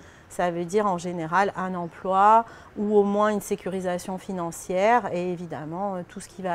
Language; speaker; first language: French; native; French